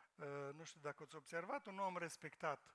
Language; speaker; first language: Romanian; native; Romanian